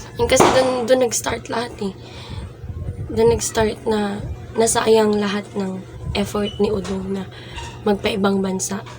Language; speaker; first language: Filipino; non-native, local second language; Bikol